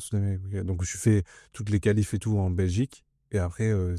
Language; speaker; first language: French; native; French